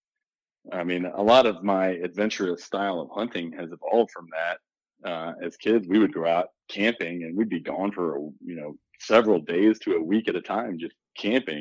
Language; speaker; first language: English; native; English